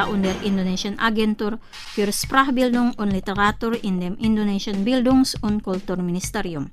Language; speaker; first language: German; non-native, fluent; Indonesian